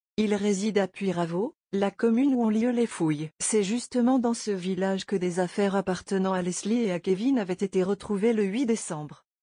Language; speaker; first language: French; native; French